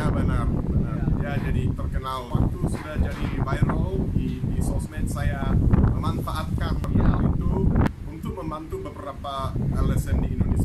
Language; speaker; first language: Indonesian; non-native, fluent; English